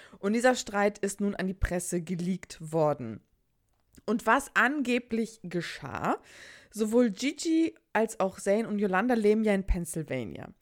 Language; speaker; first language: German; early bilingual, other home language; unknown